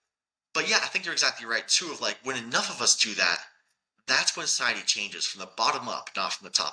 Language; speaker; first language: English; native; English